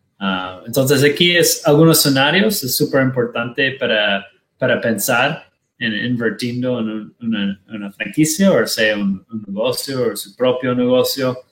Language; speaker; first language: Spanish; non-native, learner; Portuguese